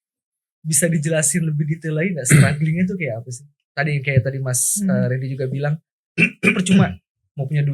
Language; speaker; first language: Indonesian; native; Indonesian